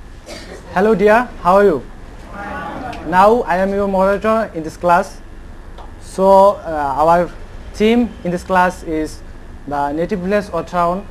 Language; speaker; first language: English; non-native, learner; Bangla